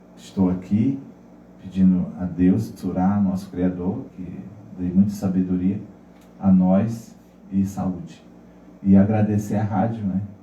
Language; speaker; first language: Portuguese; non-native, local second language; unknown